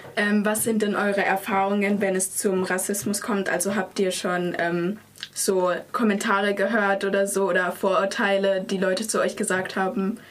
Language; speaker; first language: German; native; German